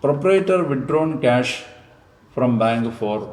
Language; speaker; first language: English; non-native, local second language; Malayalam